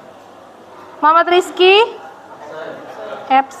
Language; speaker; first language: English; non-native, fluent; Indonesian